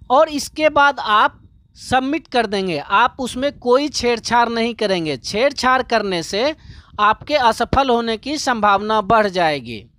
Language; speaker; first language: Hindi; native; Hindi